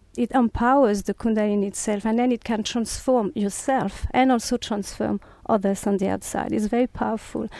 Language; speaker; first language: English; non-native, fluent; French